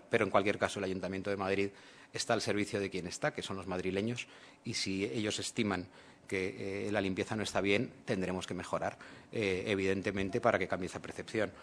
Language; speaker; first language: Spanish; native; Spanish